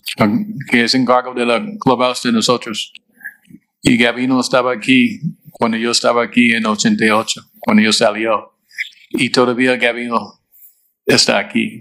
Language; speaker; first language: Spanish; non-native, fluent; English